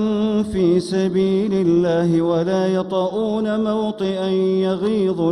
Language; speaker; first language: Arabic; native; Arabic